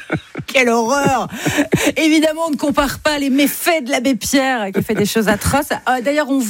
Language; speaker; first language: French; native; French